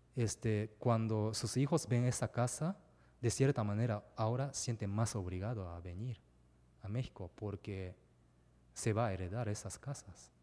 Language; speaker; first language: Spanish; non-native, fluent; Japanese